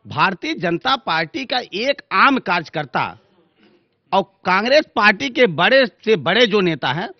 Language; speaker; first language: Hindi; native; Hindi